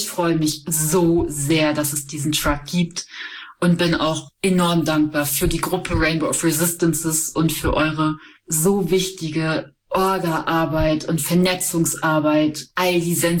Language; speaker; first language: German; native; German